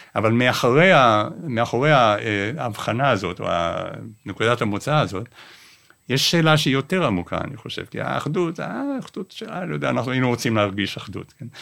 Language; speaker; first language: Hebrew; non-native, fluent; English